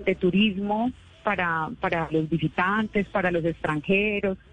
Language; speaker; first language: Spanish; native; Spanish